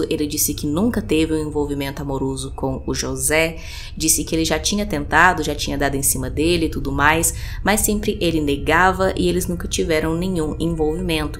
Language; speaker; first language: Portuguese; native; Portuguese